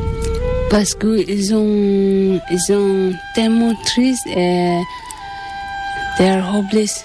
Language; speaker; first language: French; non-native, fluent; Tibetan